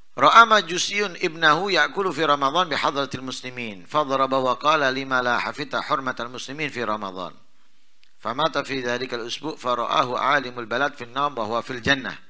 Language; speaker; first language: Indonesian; non-native, local second language; Javanese